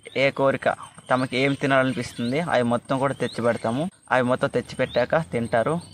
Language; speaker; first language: Telugu; non-native, local second language; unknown